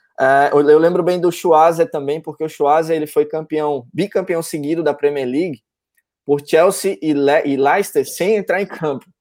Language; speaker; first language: Portuguese; native; Portuguese